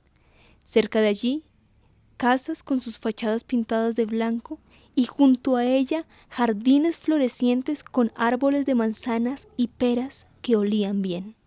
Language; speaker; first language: Spanish; native; Spanish